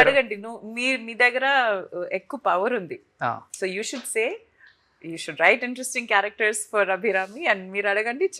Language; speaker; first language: Telugu; non-native, fluent; Tamil